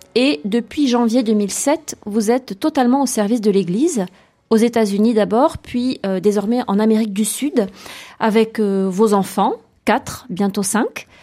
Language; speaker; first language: French; native; French